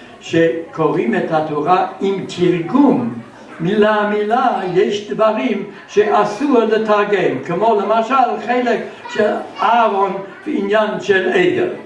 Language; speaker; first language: Hebrew; non-native, fluent; German